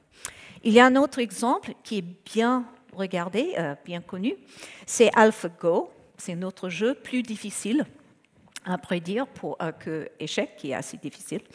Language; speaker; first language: French; non-native, fluent; English